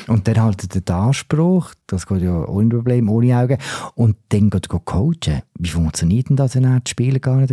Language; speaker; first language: German; native; German